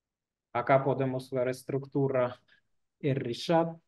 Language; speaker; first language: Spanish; non-native, learner; Russian